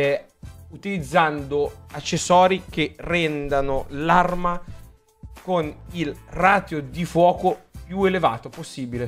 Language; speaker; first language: Italian; native; Italian